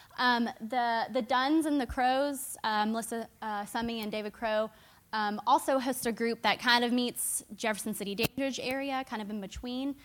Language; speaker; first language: English; native; English